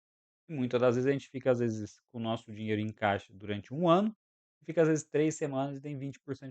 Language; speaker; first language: Portuguese; native; Portuguese